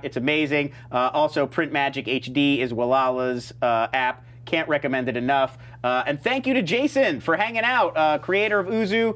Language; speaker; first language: English; native; English